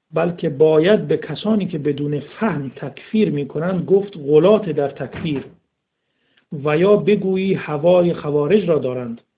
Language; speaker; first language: Persian; native; Persian